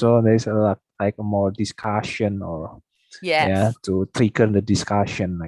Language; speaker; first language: English; non-native, fluent; Indonesian